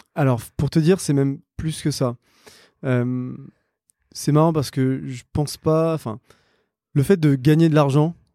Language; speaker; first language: French; native; French